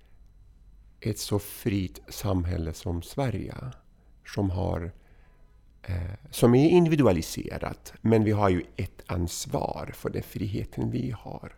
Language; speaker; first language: Swedish; non-native, fluent; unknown